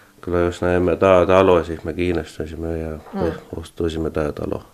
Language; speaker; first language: Finnish; non-native, learner; Estonian